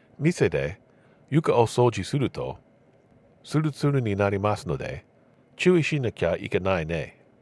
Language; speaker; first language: Japanese; non-native, learner; English